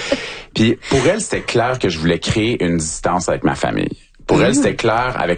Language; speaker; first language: French; native; French